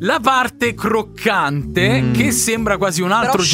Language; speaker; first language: Italian; native; Italian